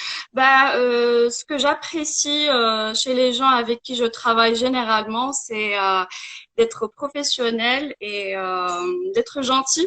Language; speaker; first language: French; non-native, local second language; Arabic